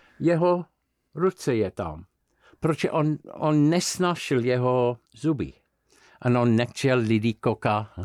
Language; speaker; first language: Czech; non-native, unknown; English